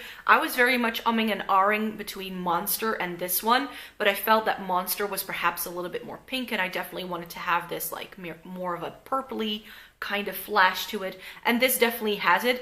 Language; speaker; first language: English; non-native, fluent; Dutch